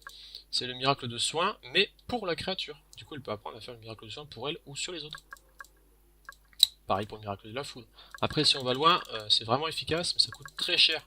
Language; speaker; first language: French; native; French